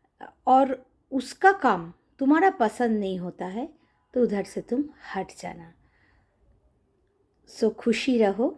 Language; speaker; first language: Hindi; non-native, local second language; Bangla